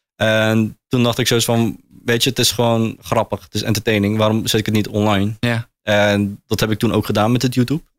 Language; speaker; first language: Dutch; early bilingual, other home language; Turkish